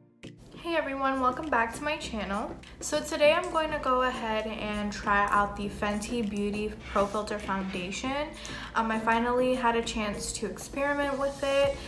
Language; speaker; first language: English; native; English